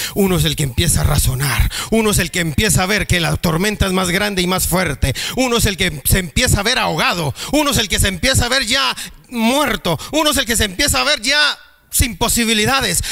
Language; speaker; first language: Spanish; native; Spanish